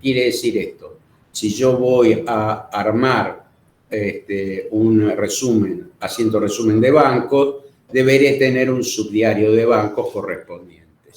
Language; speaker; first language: Spanish; native; Spanish